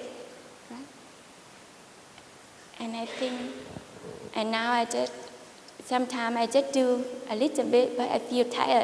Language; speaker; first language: English; non-native, learner; Vietnamese